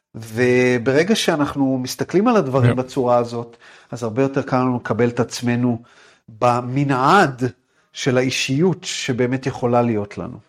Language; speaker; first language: Hebrew; native; Hebrew